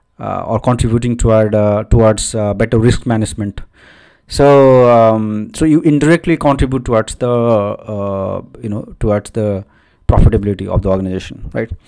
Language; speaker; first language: English; non-native, local second language; Odia